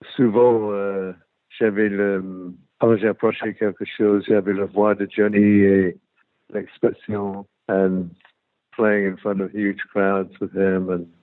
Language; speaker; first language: French; non-native, fluent; English